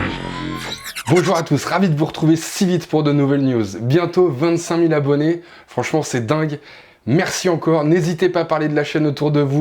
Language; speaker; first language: French; native; French